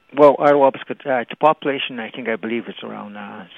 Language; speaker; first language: English; non-native, fluent; Cree